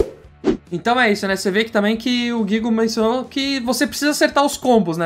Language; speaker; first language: Portuguese; native; Portuguese